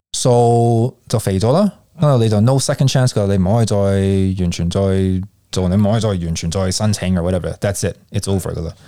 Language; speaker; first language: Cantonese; early bilingual, heritage; Cantonese